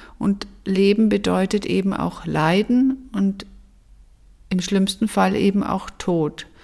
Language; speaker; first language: German; native; German